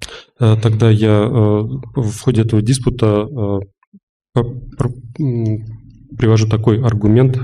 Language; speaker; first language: Russian; native; Russian